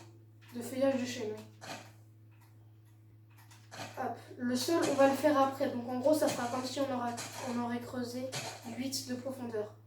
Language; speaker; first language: French; native; French